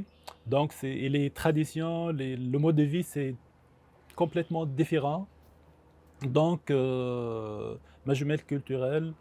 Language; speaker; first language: French; non-native, local second language; Arabic